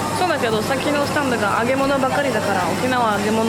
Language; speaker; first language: Japanese; non-native, fluent; French